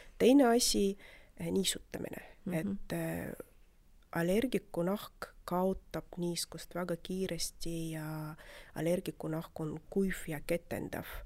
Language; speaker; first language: Estonian; non-native, local second language; Russian